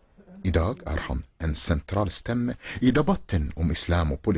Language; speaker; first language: Norwegian; non-native, fluent; Arabic